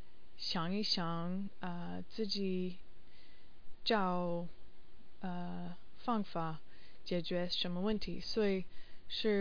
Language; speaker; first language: Chinese; non-native, learner; English